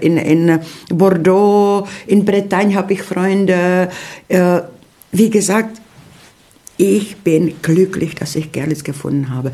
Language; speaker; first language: German; early bilingual, heritage; Czech